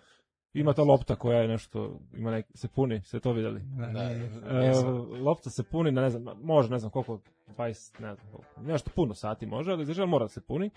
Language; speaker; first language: Serbian; native; Serbian